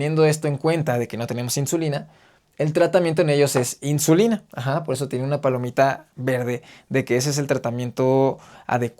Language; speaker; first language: Spanish; native; Spanish